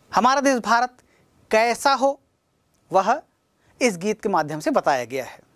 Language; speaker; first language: Hindi; native; Hindi